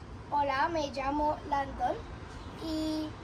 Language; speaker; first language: Spanish; early bilingual, other home language; English